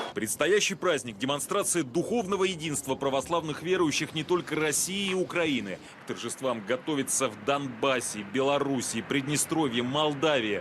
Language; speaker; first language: Russian; native; Russian